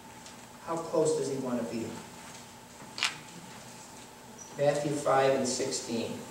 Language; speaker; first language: English; native; English